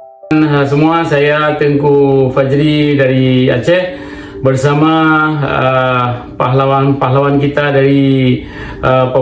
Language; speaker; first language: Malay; non-native, local second language; Achinese